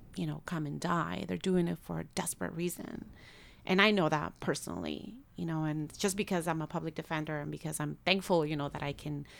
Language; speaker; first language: English; early bilingual, other home language; Spanish